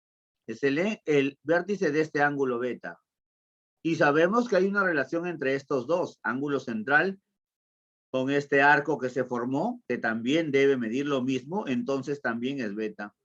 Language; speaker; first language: Spanish; native; Spanish